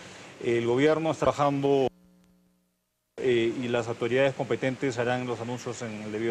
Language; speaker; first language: Spanish; native; Spanish